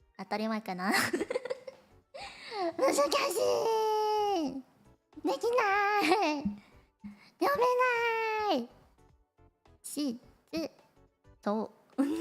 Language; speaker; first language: Japanese; non-native, learner; Cantonese